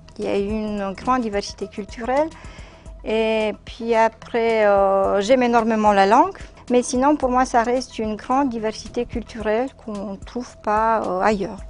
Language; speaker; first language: French; non-native, fluent; Romanian